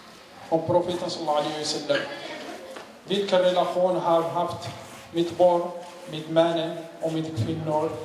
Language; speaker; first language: Swedish; non-native, learner; Arabic